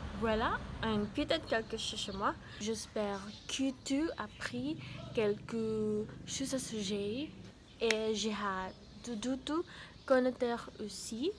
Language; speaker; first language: French; non-native, learner; Filipino